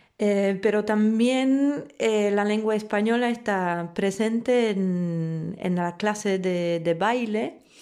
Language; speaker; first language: Spanish; non-native, fluent; Polish